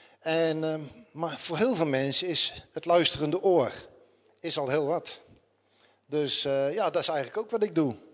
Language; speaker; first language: Dutch; native; Dutch